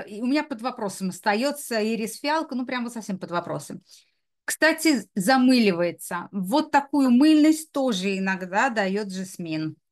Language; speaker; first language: Russian; native; Russian